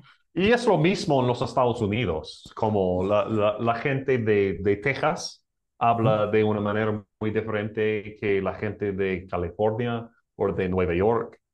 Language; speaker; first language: Spanish; non-native, learner; English